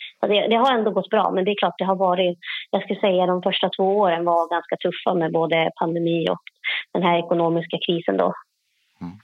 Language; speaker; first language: Swedish; native; Swedish